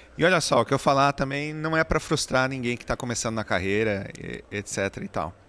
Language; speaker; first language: Portuguese; native; Portuguese